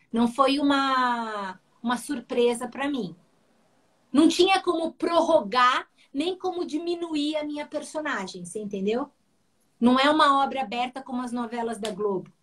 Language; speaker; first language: Portuguese; early bilingual, heritage; Portuguese